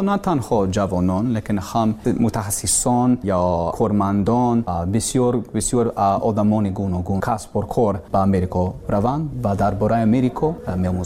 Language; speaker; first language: Persian; non-native, learner; English